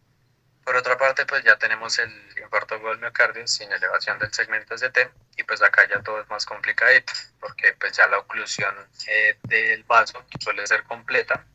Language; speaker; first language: Spanish; native; Spanish